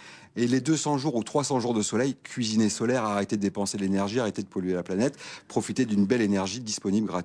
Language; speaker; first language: French; native; French